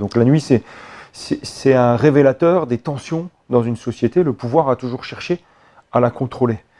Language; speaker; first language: French; native; French